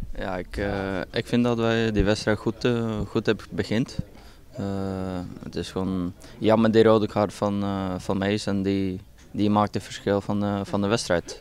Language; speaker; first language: Dutch; non-native, fluent; Norwegian